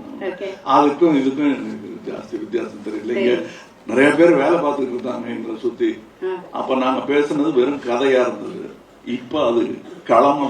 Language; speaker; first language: Tamil; native; Tamil